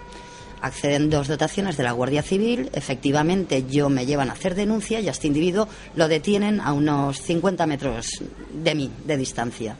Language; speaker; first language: Spanish; native; Spanish